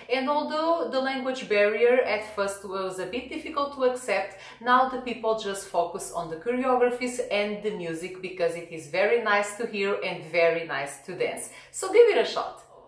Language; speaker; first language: English; non-native, fluent; Portuguese